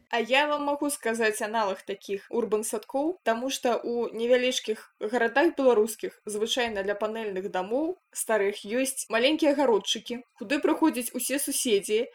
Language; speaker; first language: Belarusian; non-native, local second language; Russian